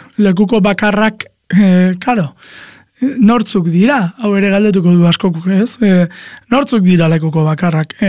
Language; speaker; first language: Basque; native; Basque